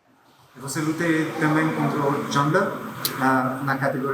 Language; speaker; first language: Portuguese; non-native, learner; French